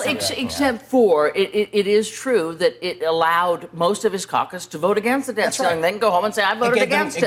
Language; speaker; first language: English; native; English